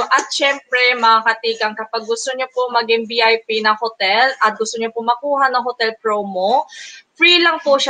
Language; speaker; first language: Filipino; native; Filipino